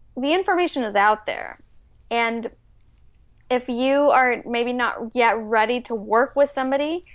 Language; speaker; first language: English; early bilingual, other home language; Spanish